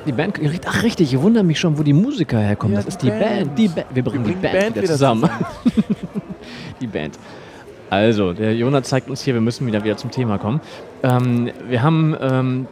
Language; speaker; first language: German; native; German